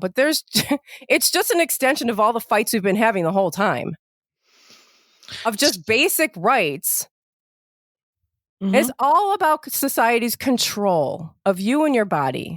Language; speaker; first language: English; native; English